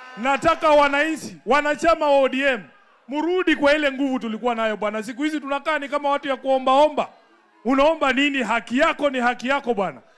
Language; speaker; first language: Swahili; non-native, local second language; Luyia